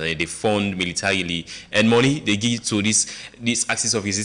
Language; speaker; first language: English; non-native, local second language; Krio